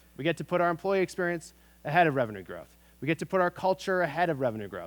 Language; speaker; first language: English; native; English